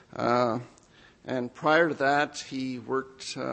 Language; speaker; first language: English; native; English